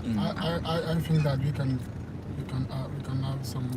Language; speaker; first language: English; non-native, fluent; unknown